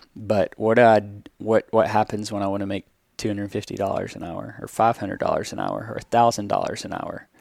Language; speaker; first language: English; native; English